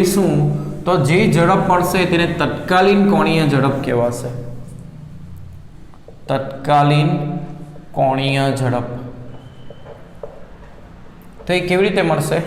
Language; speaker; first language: Gujarati; native; Gujarati